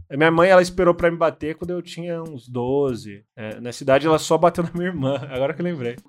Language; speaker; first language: Portuguese; native; Portuguese